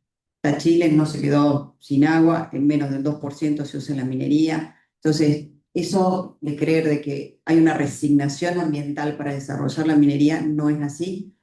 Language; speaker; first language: Spanish; native; Spanish